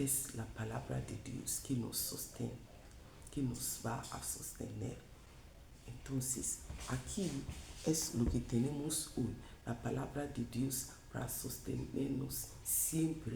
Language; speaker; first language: Spanish; non-native, fluent; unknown